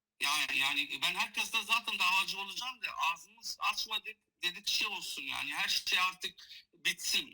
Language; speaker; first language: Turkish; non-native, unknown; Kurdish